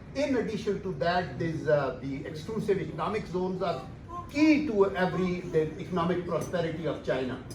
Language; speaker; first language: English; non-native, local second language; Urdu